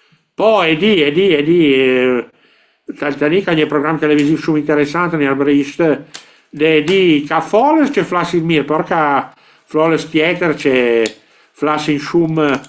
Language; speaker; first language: Albanian; non-native, learner; Italian